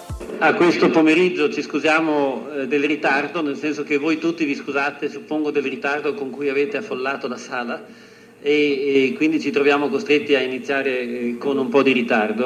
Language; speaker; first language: Italian; native; Italian